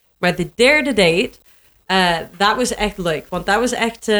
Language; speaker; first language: Dutch; non-native, learner; English